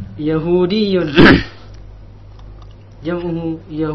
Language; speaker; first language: Arabic; non-native, learner; Indonesian